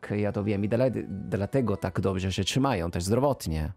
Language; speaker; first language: Polish; non-native, fluent; Italian